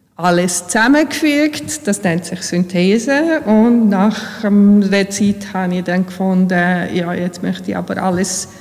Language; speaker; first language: German; early bilingual, other home language; Bosnian